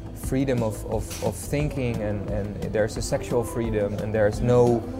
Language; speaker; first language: English; non-native, fluent; Dutch